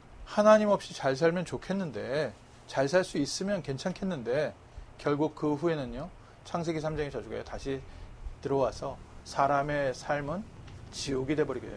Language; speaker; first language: Korean; native; Korean